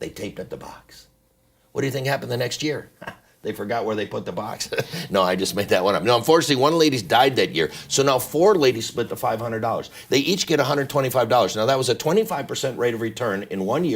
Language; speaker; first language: English; native; English